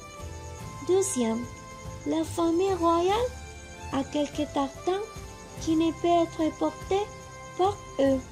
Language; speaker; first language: French; non-native, learner; Spanish